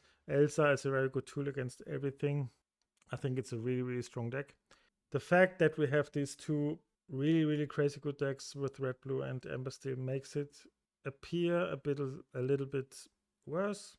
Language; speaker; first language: English; non-native, fluent; German